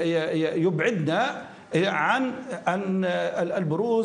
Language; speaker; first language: Arabic; native; Arabic